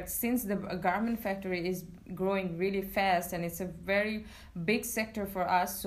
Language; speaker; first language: English; non-native, local second language; Bangla